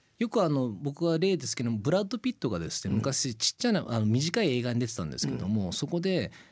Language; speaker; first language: Japanese; native; Japanese